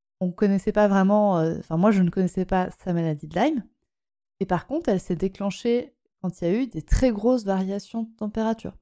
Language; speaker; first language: French; native; French